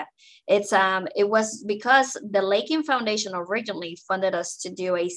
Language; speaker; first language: English; non-native, fluent; Spanish